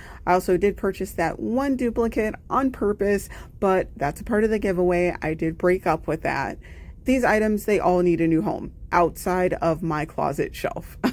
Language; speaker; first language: English; native; English